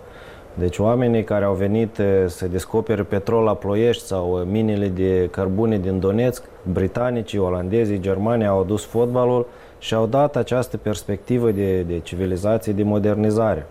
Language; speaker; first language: Romanian; native; Romanian